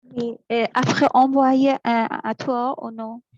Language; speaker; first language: French; non-native, learner; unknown